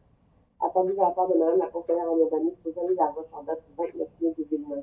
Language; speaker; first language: French; native; French